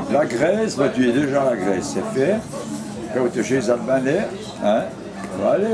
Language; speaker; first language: French; native; French